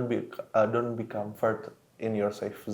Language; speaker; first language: English; non-native, local second language; Indonesian